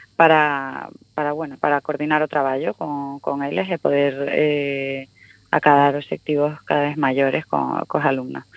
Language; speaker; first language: Galician; non-native, local second language; Spanish